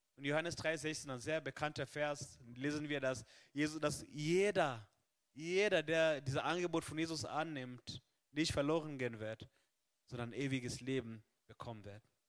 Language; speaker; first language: German; non-native, fluent; Swahili